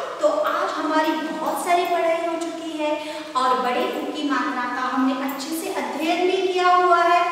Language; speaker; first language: Hindi; non-native, local second language; Marathi